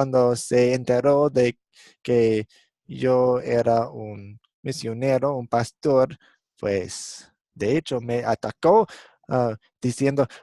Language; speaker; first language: Spanish; non-native, fluent; English